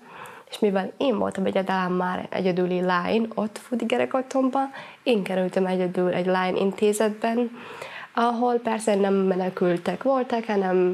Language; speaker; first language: Hungarian; non-native, fluent; Somali